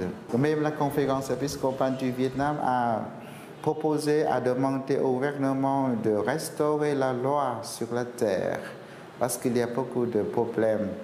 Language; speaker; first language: French; non-native, fluent; Vietnamese